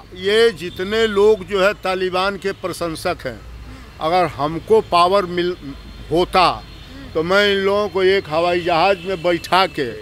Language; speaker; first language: Hindi; native; Hindi